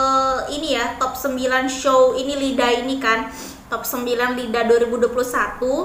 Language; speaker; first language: Indonesian; native; Indonesian